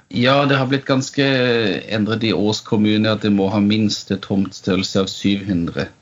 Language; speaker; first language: Norwegian; non-native, fluent; German